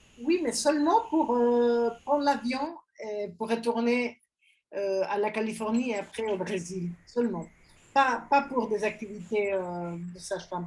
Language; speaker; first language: French; non-native, fluent; Spanish